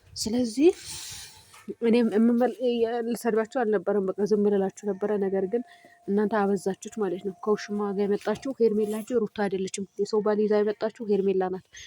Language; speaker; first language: Amharic; non-native, local second language; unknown